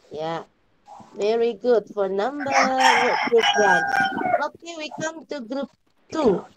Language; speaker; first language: English; non-native, learner; Indonesian